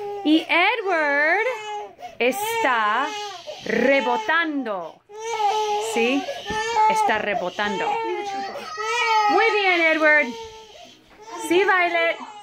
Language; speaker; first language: Spanish; non-native, fluent; English